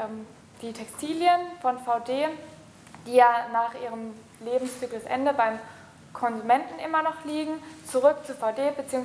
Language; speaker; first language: German; native; German